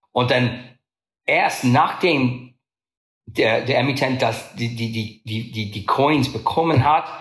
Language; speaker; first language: German; non-native, fluent; English